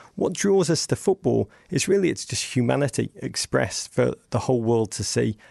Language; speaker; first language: English; native; English